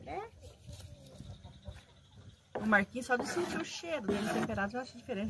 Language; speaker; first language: Portuguese; native; Portuguese